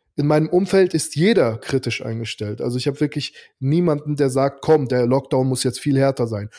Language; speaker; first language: German; early bilingual, other home language; Azerbaijani